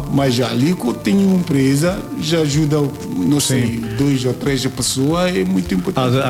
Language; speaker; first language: Portuguese; non-native, learner; Yoruba